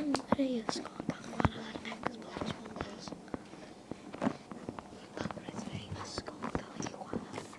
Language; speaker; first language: Welsh; non-native, local second language; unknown